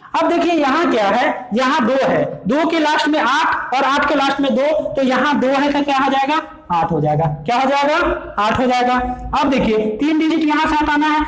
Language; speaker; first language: Hindi; native; Hindi